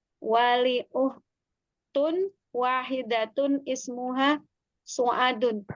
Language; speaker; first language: Arabic; non-native, learner; Indonesian